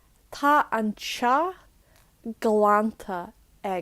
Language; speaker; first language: Irish; non-native, local second language; English